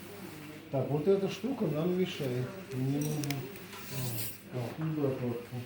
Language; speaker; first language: Russian; native; Russian